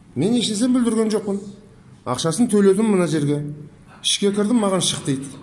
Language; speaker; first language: Kazakh; native; Kazakh